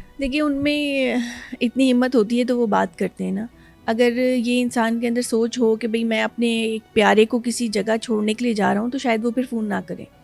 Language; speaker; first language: Urdu; native; Urdu